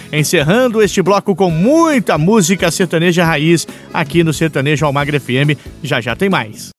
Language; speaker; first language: Portuguese; native; Portuguese